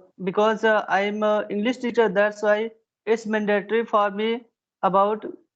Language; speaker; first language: English; non-native, learner; Hindi